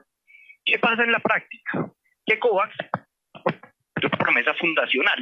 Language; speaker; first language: Spanish; native; Spanish